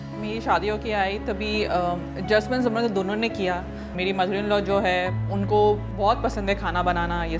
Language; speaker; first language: Hindi; native; Hindi